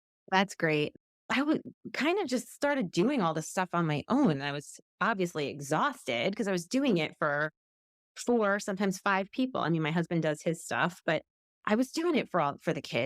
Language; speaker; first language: English; native; English